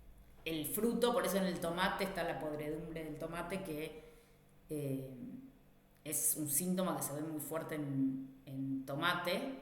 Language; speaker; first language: Spanish; native; Spanish